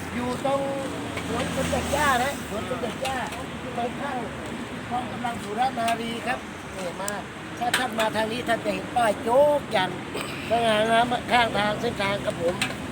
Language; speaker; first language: Thai; native; Thai